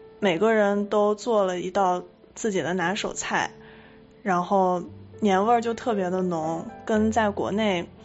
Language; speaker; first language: Chinese; native; Chinese